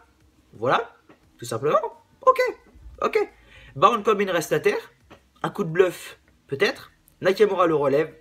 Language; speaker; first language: French; native; French